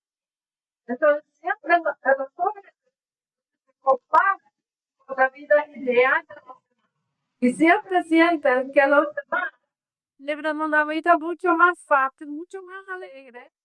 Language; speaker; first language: Spanish; non-native, learner; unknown